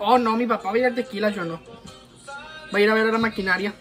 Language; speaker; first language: Spanish; early bilingual, heritage; Spanish